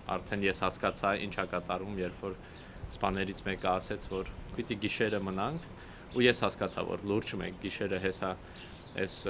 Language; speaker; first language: Armenian; early bilingual, heritage; Russian